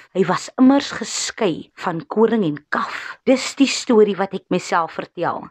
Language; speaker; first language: Afrikaans; native; Afrikaans